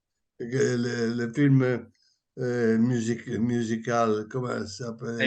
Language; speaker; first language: French; non-native, learner; Italian